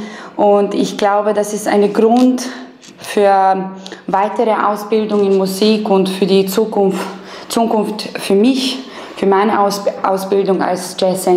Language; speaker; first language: German; non-native, fluent; Serbian